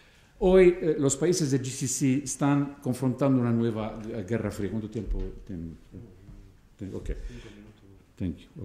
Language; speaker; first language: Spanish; non-native, fluent; Arabic